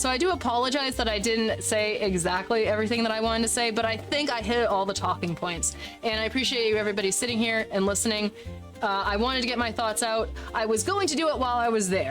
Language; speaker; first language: English; native; English